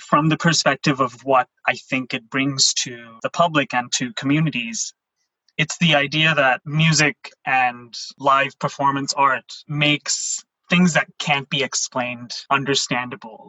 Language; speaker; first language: English; non-native, local second language; Sinhala